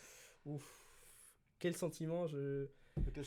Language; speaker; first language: French; early bilingual, other home language; Spanish